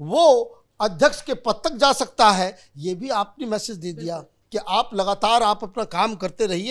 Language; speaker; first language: Hindi; native; Hindi